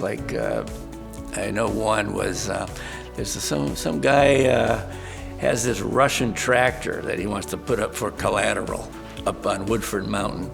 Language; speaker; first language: English; native; English